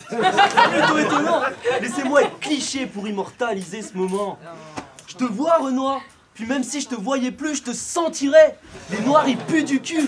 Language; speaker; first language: French; native; French